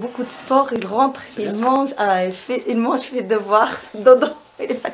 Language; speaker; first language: French; non-native, learner; Arabic